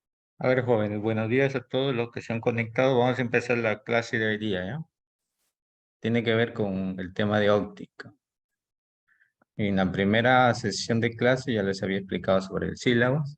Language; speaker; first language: Spanish; native; Spanish